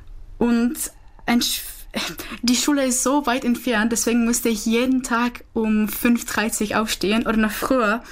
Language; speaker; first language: German; non-native, fluent; Czech